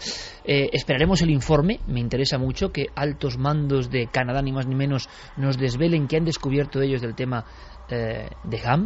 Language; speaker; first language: Spanish; native; Spanish